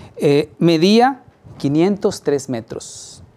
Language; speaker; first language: Spanish; native; Spanish